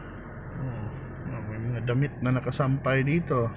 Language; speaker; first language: Filipino; non-native, local second language; Cebuano